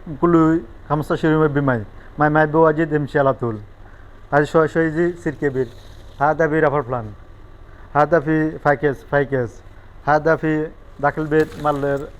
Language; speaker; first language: Arabic; non-native, learner; Bangla